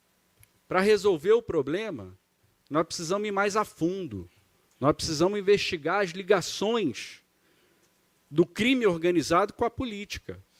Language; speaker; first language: Portuguese; native; Portuguese